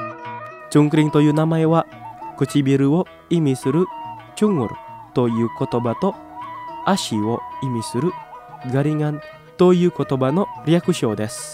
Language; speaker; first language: Japanese; non-native, fluent; Indonesian